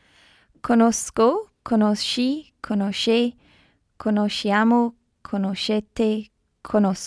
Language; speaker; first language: Italian; non-native, learner; English